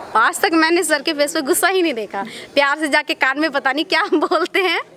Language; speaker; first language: Hindi; native; Hindi